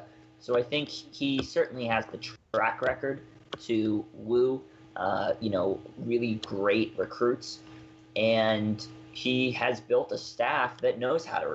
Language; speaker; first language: English; native; English